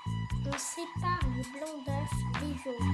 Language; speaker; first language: French; early bilingual, other home language; Romanian